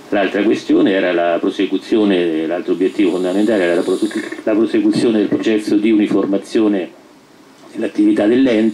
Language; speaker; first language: Italian; native; Italian